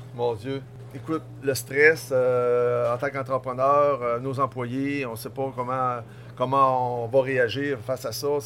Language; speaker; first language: French; native; French